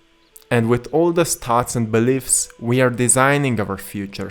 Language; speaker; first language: English; non-native, fluent; Slovenian